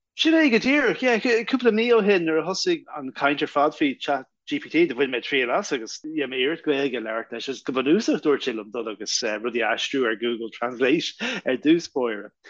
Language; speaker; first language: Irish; native; Irish